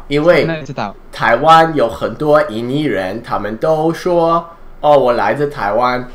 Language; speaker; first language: Chinese; non-native, fluent; English